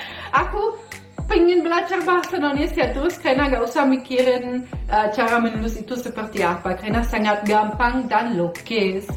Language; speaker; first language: Indonesian; non-native, fluent; German